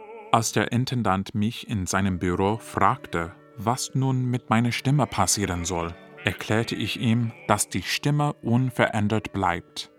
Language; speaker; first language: German; non-native, fluent; English